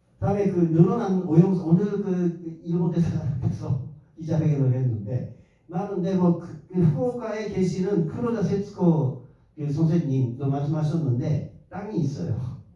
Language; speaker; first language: Korean; non-native, fluent; Japanese